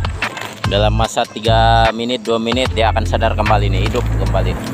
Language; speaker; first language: Malay; native; Malay